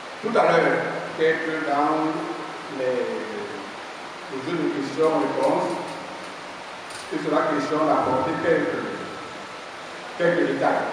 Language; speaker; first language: French; non-native, local second language; Basaa